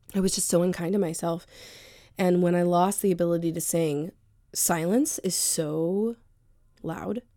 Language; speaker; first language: English; native; English